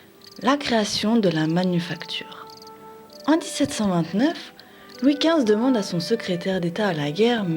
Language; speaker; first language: French; native; French